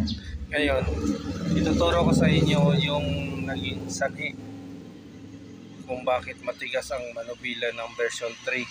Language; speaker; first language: Filipino; native; Filipino